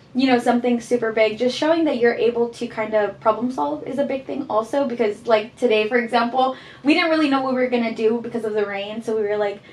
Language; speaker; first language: English; early bilingual, heritage; Spanish